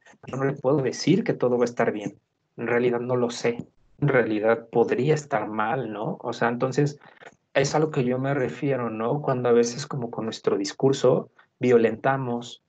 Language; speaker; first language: Spanish; native; Spanish